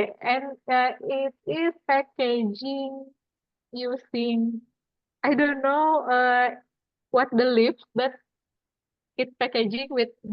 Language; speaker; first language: English; non-native, fluent; Indonesian